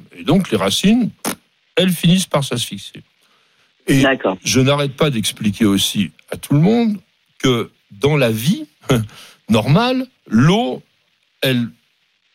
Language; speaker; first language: French; native; French